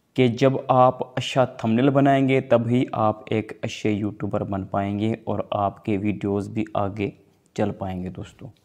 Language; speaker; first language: Urdu; non-native, local second language; Sindhi